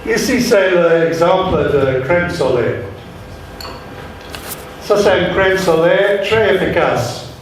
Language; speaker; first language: French; non-native, learner; English